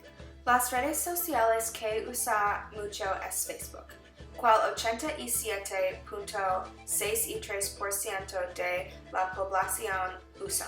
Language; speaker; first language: Spanish; non-native, learner; English